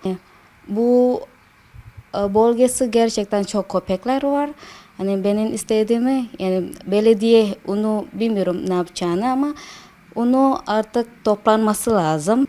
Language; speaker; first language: Turkish; non-native, fluent; Indonesian